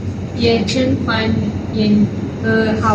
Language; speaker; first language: Chinese; non-native, learner; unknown